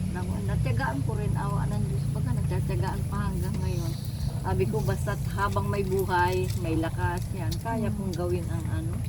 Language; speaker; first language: Filipino; native; Filipino